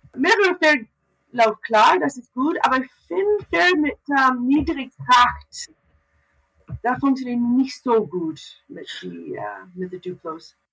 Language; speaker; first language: German; non-native, learner; English